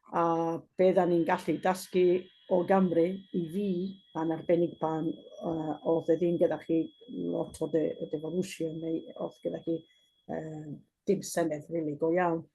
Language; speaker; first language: Welsh; non-native, fluent; Basque